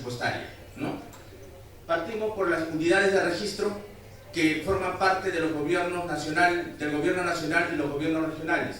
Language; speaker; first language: Spanish; native; Spanish